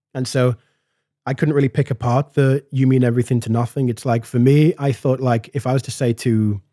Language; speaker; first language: English; native; English